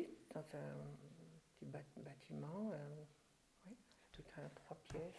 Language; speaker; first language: French; early bilingual, other home language; German